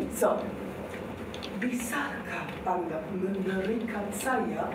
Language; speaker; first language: Indonesian; non-native, fluent; German